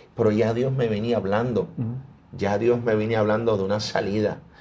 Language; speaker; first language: Spanish; early bilingual, heritage; Spanish